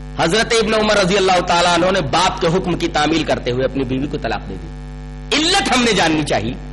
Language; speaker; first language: Urdu; native; Urdu